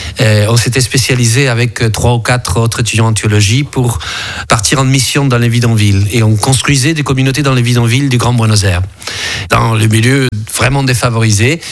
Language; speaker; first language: French; early bilingual, other home language; Spanish